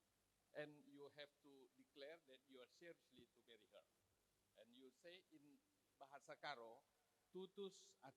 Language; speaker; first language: English; non-native, learner; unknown